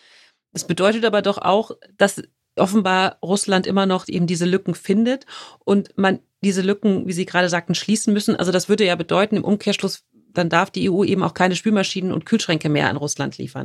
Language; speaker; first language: German; native; German